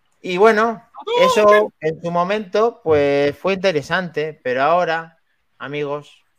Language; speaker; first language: Spanish; native; Spanish